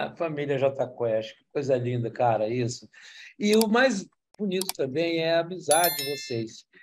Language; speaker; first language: Portuguese; native; Portuguese